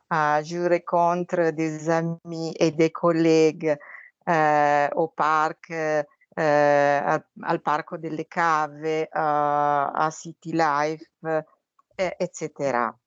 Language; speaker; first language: French; non-native, learner; Italian